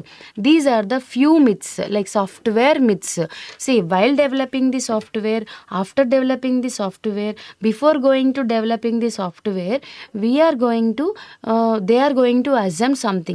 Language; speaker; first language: English; non-native, local second language; Telugu